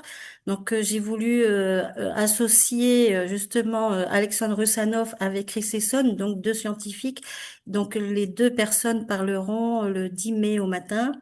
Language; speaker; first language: French; native; French